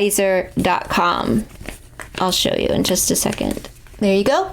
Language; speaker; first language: English; native; English